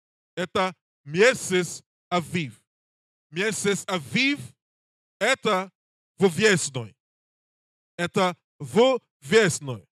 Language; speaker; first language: Russian; non-native, learner; English